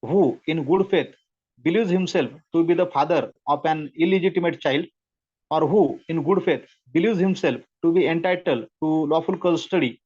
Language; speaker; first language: English; non-native, local second language; Marathi